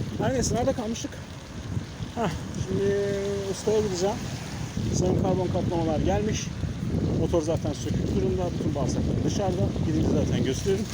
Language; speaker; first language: Turkish; native; Turkish